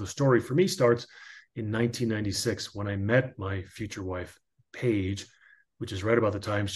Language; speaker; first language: English; native; English